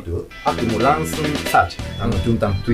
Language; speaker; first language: Indonesian; non-native, fluent; Japanese